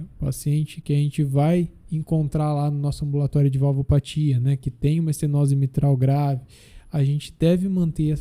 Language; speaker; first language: Portuguese; native; Portuguese